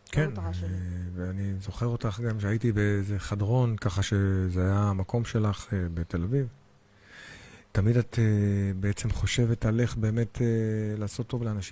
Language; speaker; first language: Hebrew; native; Hebrew